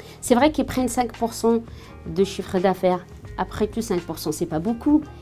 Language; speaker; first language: French; non-native, local second language; Arabic